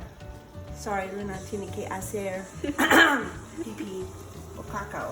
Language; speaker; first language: Spanish; non-native, learner; English